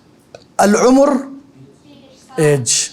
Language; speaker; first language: Arabic; non-native, fluent; Urdu